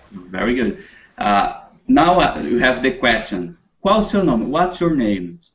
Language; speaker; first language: English; non-native, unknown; Portuguese